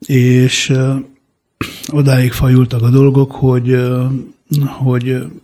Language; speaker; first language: Hungarian; early bilingual, other home language; Italian